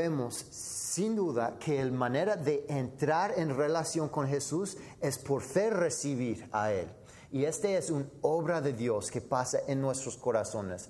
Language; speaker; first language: Spanish; non-native, fluent; English